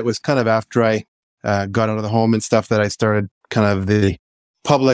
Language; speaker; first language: English; native; English